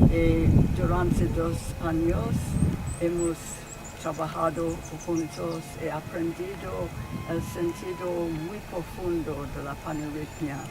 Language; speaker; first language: Spanish; non-native, fluent; English